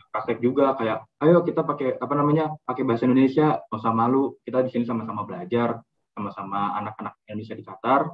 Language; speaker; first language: Indonesian; native; Indonesian